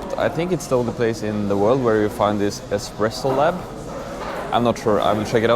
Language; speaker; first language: English; non-native, fluent; Norwegian